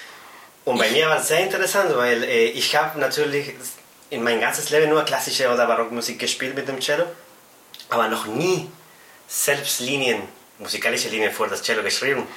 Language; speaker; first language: German; non-native, fluent; Spanish